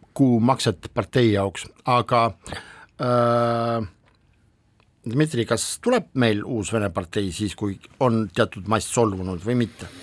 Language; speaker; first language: Estonian; non-native, local second language; Russian